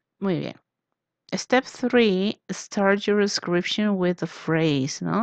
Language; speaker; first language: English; non-native, fluent; Spanish